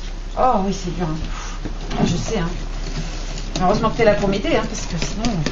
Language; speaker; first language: French; native; French